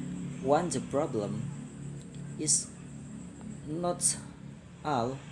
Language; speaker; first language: English; non-native, learner; Indonesian